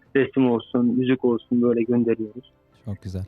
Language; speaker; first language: Turkish; native; Turkish